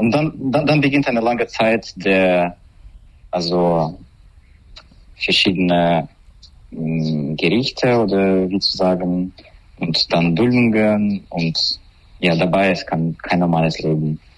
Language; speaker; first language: German; non-native, learner; Russian